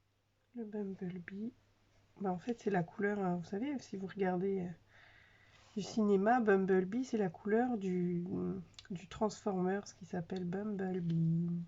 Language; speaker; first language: French; native; French